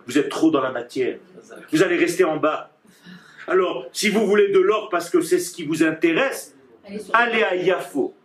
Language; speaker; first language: French; non-native, fluent; Hebrew